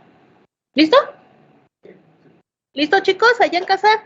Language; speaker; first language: Spanish; native; Spanish